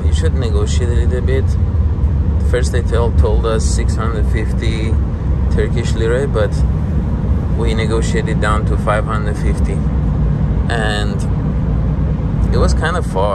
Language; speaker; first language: English; non-native, fluent; Persian